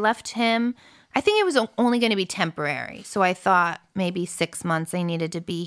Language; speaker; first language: English; early bilingual, other home language; French